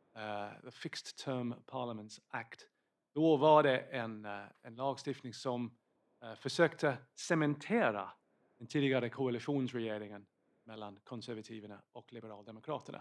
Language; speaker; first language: Swedish; non-native, fluent; English